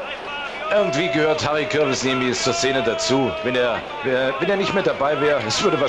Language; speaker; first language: German; native; German